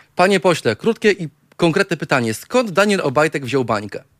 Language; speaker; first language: Polish; native; Polish